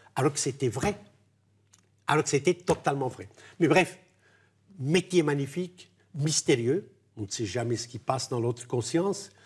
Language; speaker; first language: French; non-native, local second language; German